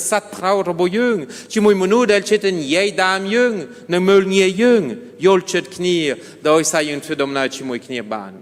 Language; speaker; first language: Khmer; non-native, fluent; French